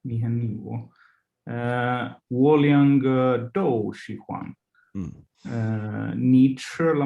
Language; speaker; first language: Chinese; non-native, learner; English